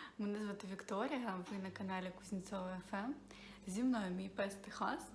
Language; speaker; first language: Ukrainian; non-native, local second language; Russian